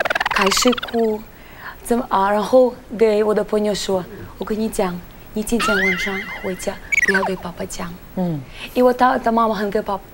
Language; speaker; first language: Chinese; non-native, learner; Russian